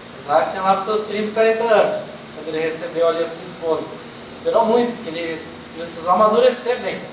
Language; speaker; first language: Portuguese; native; Portuguese